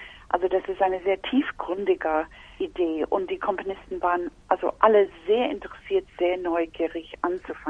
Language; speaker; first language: German; non-native, fluent; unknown